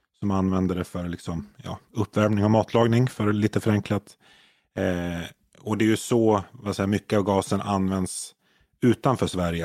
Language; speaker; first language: Swedish; native; Swedish